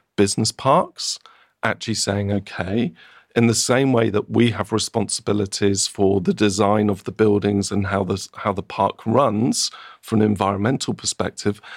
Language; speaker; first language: English; native; English